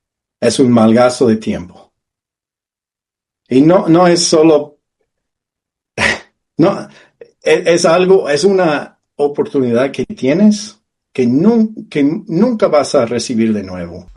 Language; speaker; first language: Spanish; non-native, fluent; English